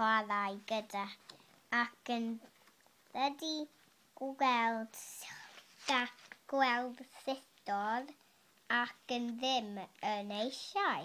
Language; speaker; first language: Welsh; non-native, local second language; English